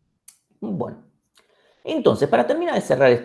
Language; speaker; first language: Spanish; native; Spanish